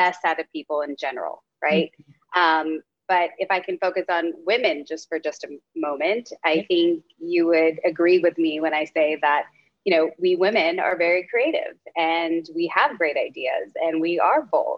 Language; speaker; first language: English; native; English